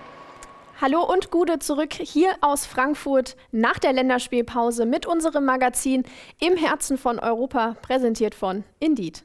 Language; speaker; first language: German; native; German